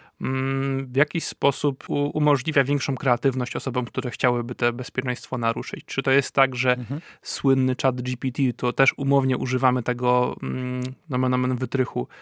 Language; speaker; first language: Polish; native; Polish